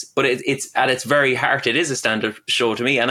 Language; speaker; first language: English; native; English